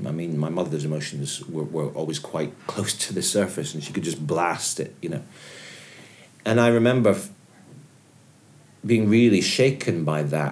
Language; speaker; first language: English; native; English